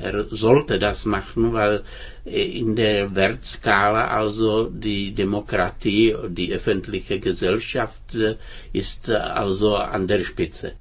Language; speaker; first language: German; non-native, fluent; Czech